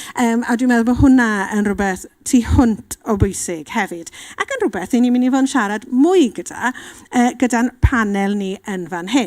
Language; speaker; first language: Welsh; native; Welsh